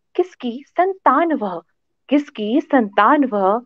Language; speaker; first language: Hindi; native; Hindi